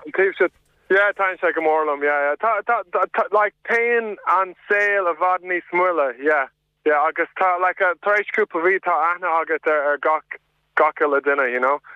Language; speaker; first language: Irish; non-native, local second language; English